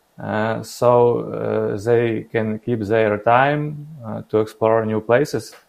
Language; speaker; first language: English; non-native, learner; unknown